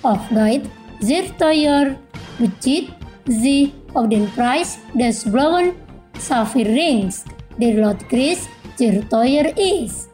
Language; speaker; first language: German; non-native, fluent; Indonesian